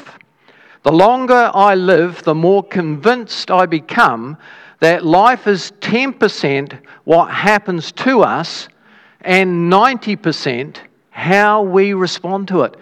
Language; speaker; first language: English; native; English